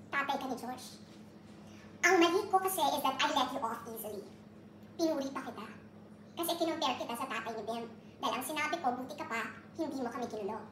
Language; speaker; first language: Filipino; native; Filipino